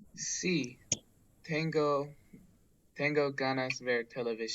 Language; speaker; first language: Spanish; non-native, learner; English